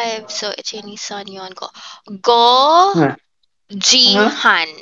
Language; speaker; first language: Japanese; non-native, learner; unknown